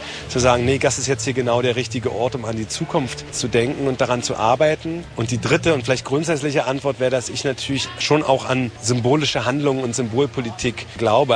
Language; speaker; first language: German; native; German